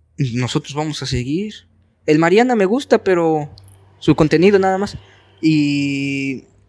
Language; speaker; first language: Spanish; native; Spanish